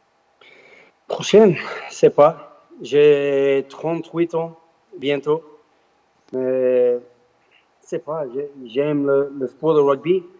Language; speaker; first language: French; non-native, learner; English